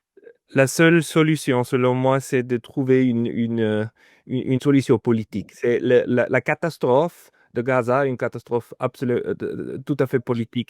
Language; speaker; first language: French; non-native, fluent; German